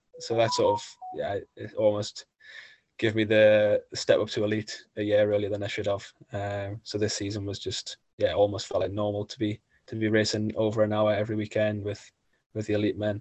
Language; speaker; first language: English; native; English